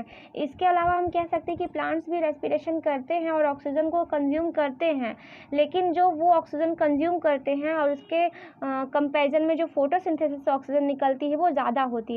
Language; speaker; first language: Hindi; native; Hindi